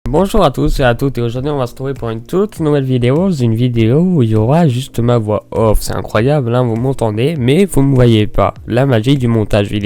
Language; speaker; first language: French; native; French